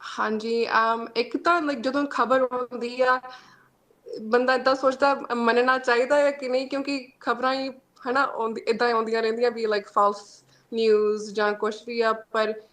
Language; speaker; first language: Punjabi; early bilingual, heritage; Punjabi